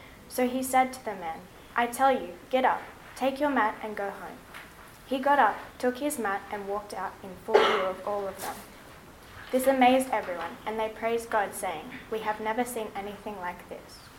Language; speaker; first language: English; native; English